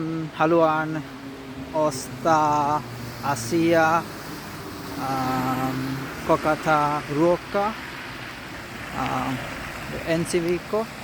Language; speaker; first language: Finnish; non-native, learner; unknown